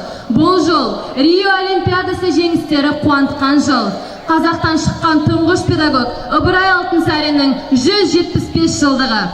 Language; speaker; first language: Kazakh; native; Kazakh